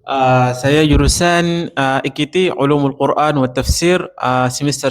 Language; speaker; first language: Indonesian; non-native, learner; Arabic